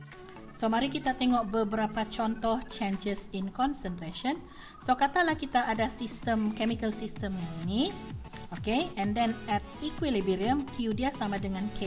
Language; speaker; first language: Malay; native; Malay